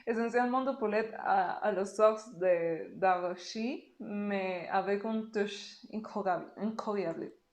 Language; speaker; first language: French; non-native, learner; Spanish